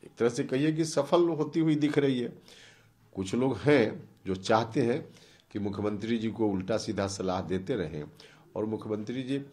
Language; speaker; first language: Hindi; native; Hindi